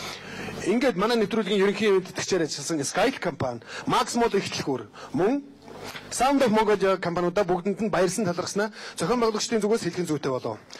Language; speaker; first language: Mongolian; native; Mongolian